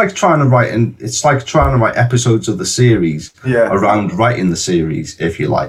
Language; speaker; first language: English; native; English